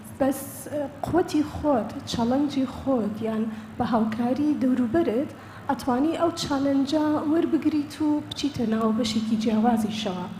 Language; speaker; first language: Central Kurdish; early bilingual, heritage; Central Kurdish